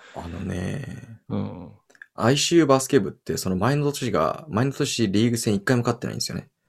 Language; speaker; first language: Japanese; early bilingual, heritage; Japanese